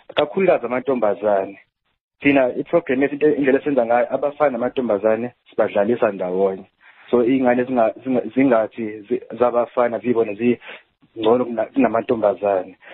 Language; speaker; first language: Zulu; native; Zulu